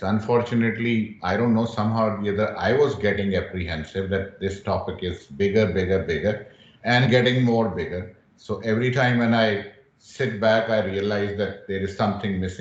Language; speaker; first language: English; non-native, local second language; Urdu